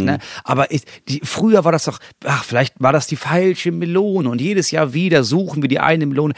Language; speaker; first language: German; native; German